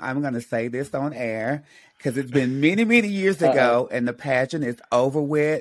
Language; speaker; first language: English; native; English